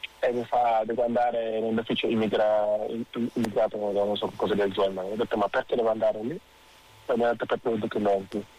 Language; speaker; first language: Italian; non-native, fluent; Wolof